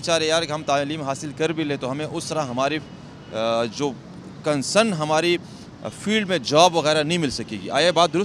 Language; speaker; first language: Urdu; native; Urdu